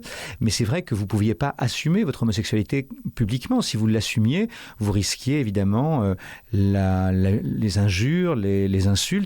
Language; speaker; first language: French; native; French